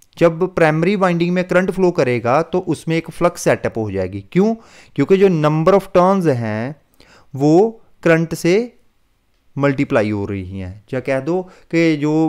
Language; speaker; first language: Hindi; non-native, local second language; Punjabi